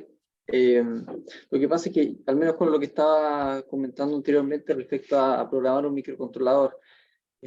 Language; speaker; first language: Spanish; native; Spanish